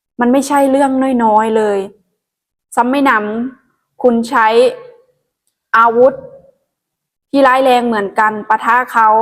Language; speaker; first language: Thai; non-native, local second language; Northeastern Thai